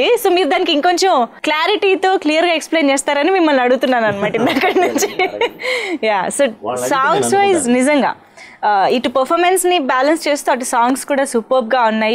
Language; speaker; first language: Telugu; native; Telugu